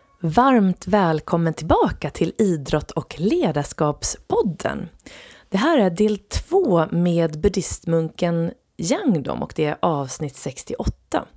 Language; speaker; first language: Swedish; native; Swedish